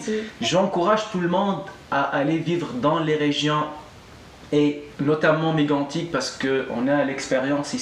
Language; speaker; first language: French; non-native, local second language; Arabic